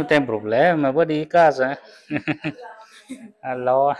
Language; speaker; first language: Portuguese; non-native, learner; Vietnamese